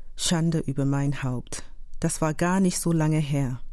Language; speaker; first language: German; non-native, fluent; English